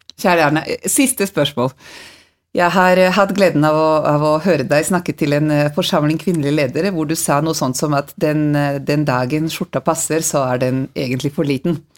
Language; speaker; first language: Norwegian; non-native, fluent; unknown